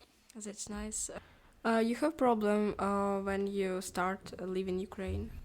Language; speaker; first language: English; non-native, learner; Ukrainian